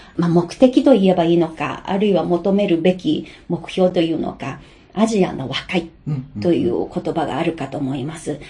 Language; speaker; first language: Japanese; non-native, fluent; Chinese